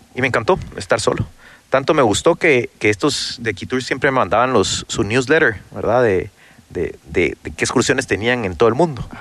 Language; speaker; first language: Spanish; native; Spanish